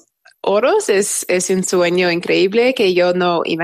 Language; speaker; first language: Spanish; non-native, learner; English